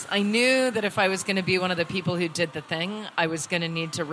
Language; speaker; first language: English; native; English